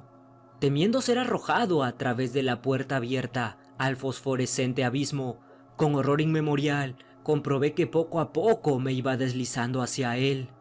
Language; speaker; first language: Spanish; native; Spanish